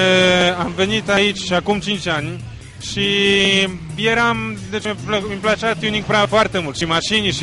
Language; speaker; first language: Romanian; non-native, fluent; Polish